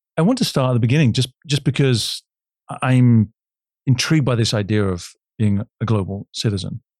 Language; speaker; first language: English; native; English